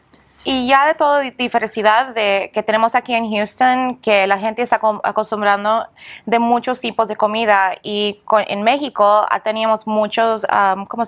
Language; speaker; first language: Spanish; early bilingual, heritage; English